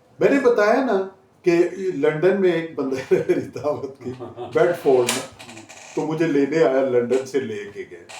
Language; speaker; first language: Urdu; non-native, local second language; Punjabi